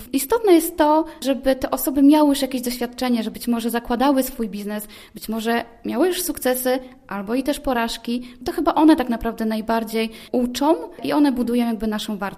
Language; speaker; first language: Polish; native; Polish